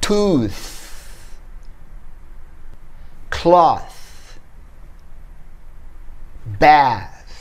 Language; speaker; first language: English; non-native, fluent; Portuguese